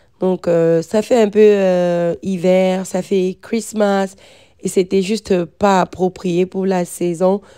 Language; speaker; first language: French; non-native, local second language; Lingala